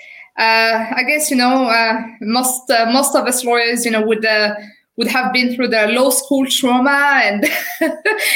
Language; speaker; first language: English; non-native, fluent; French